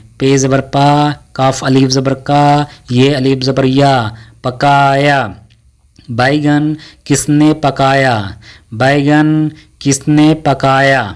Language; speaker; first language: Urdu; native; Urdu